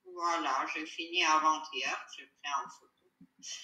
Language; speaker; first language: French; non-native, fluent; Armenian